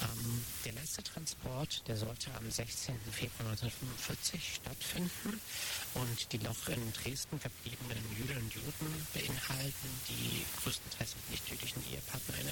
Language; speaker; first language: German; native; German